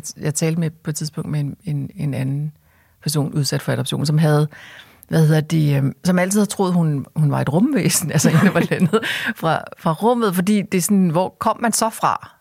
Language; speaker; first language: Danish; early bilingual, other home language; Korean